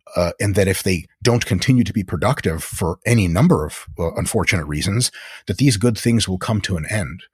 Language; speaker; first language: English; early bilingual, other home language; Russian